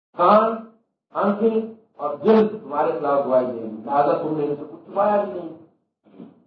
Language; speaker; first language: Urdu; non-native, local second language; Punjabi